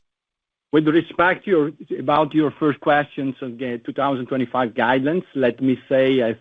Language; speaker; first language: English; non-native, fluent; Italian